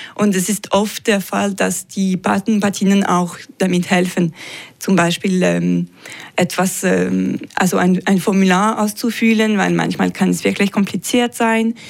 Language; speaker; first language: German; non-native, local second language; French